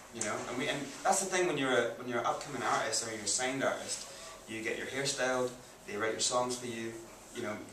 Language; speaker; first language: English; native; English